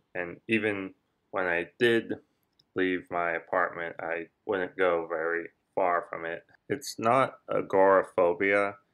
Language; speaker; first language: English; native; English